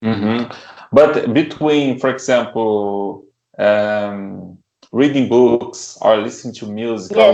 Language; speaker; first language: English; non-native, learner; Portuguese